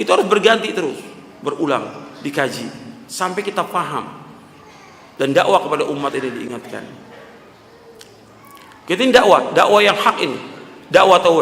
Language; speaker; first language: Indonesian; native; Indonesian